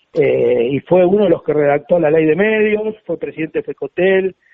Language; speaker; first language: Spanish; native; Spanish